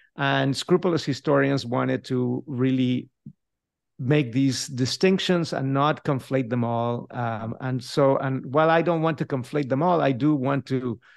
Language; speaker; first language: English; non-native, fluent; Spanish